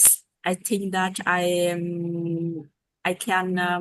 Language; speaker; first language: English; non-native, learner; Vietnamese